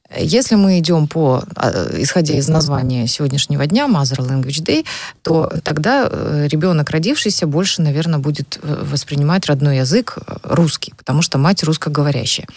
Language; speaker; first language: Russian; native; Russian